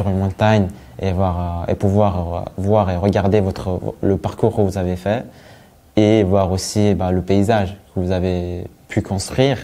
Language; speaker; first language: French; native; French